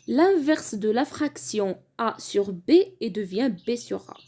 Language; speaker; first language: French; non-native, local second language; Arabic